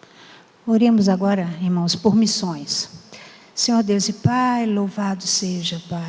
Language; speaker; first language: Portuguese; native; Portuguese